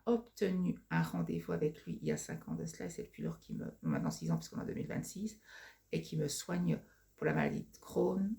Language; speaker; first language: French; native; French